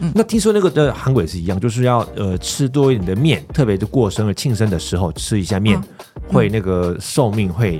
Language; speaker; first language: Chinese; non-native, fluent; Korean